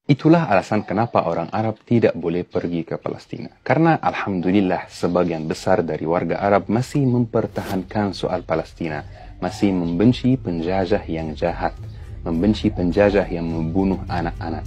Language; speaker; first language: Indonesian; non-native, fluent; Arabic